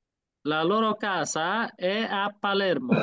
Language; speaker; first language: Italian; non-native, fluent; Bangla